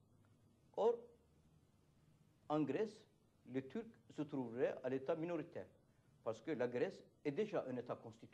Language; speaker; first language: French; non-native, fluent; Turkish